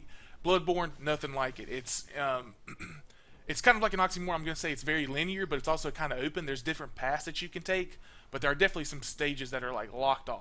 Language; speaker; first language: English; native; English